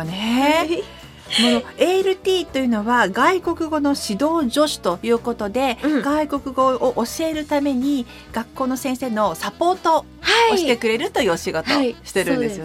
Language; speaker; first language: Japanese; native; Japanese